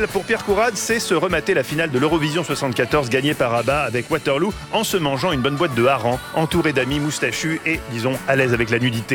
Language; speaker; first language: French; native; French